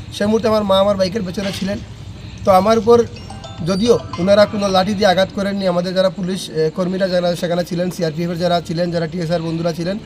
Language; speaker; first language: Bangla; native; Bangla